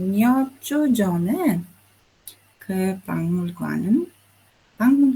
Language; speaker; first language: Korean; non-native, learner; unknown